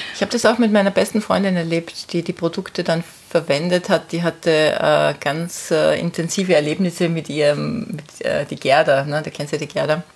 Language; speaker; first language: German; native; German